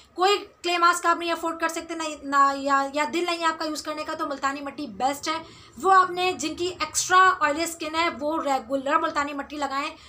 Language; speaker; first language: Hindi; native; Hindi